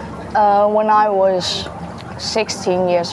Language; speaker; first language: English; non-native, learner; Chinese